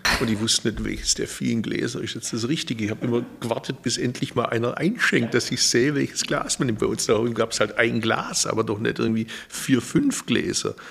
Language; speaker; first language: German; early bilingual, other home language; Turkish